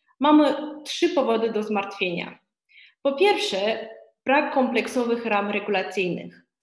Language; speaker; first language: Polish; non-native, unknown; Romanian